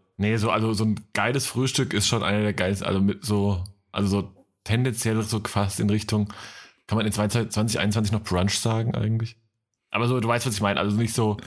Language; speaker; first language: German; native; German